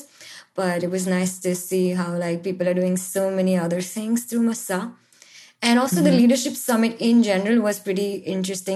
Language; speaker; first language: English; non-native, local second language; Marathi